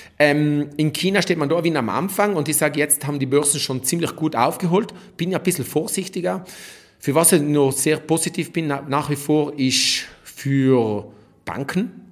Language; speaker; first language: German; native; German